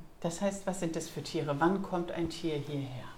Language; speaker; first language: German; native; German